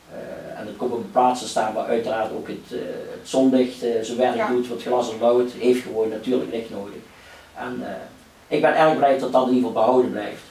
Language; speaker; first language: Dutch; native; Dutch